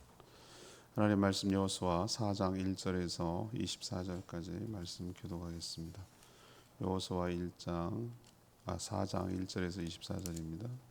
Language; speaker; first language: Korean; native; Korean